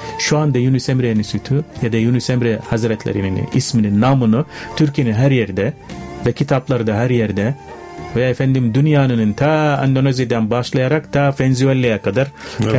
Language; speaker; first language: Turkish; non-native, fluent; Arabic